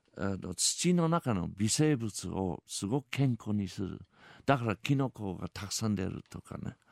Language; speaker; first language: Japanese; non-native, fluent; English